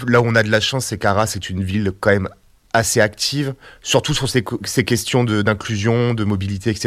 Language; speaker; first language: French; native; French